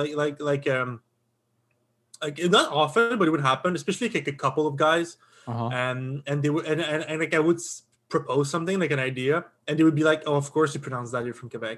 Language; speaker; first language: English; non-native, fluent; French